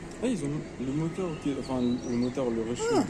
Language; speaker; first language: French; native; French